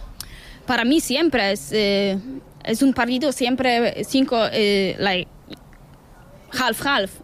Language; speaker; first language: Spanish; non-native, learner; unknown